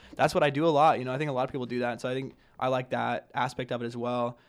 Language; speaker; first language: English; native; English